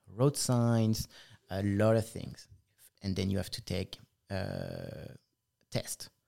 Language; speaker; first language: English; non-native, fluent; French